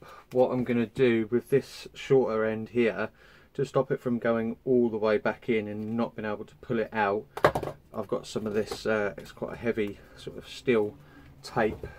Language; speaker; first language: English; native; English